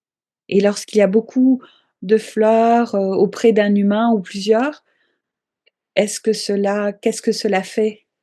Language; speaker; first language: French; native; French